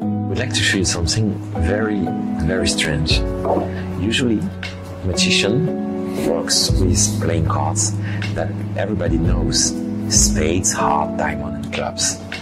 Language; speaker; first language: English; non-native, fluent; French